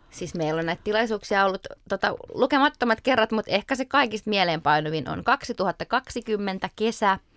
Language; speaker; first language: Finnish; early bilingual, other home language; Arabic